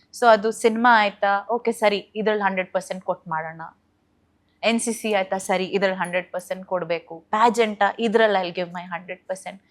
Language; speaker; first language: Kannada; native; Kannada